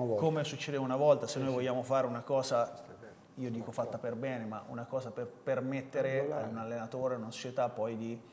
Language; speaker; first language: Italian; native; Italian